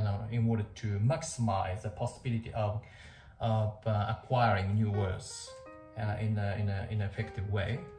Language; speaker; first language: English; non-native, fluent; Japanese